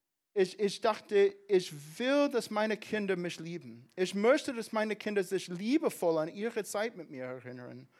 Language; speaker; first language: German; non-native, fluent; English